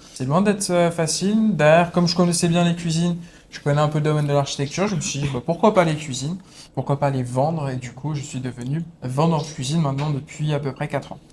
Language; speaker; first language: French; native; French